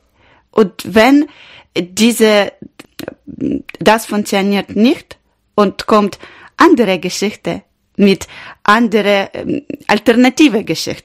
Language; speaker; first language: German; non-native, learner; Ukrainian